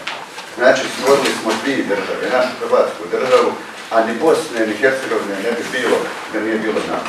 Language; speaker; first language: Croatian; native; Croatian